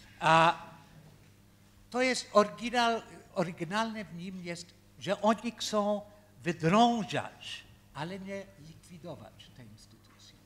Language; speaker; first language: Polish; early bilingual, heritage; Polish